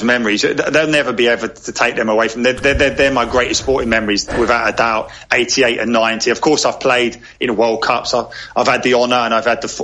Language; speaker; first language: English; native; English